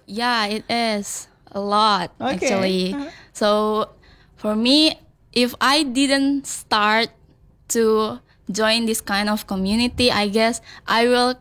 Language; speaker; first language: English; non-native, fluent; Indonesian